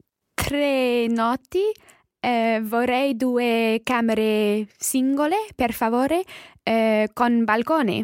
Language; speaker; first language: Italian; non-native, learner; English